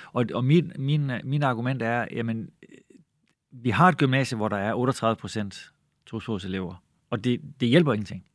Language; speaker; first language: Danish; native; Danish